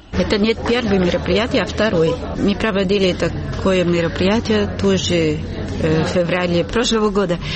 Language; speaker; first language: Russian; non-native, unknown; Italian